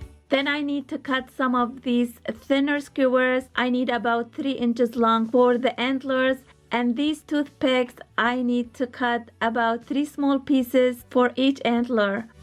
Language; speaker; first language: English; non-native, fluent; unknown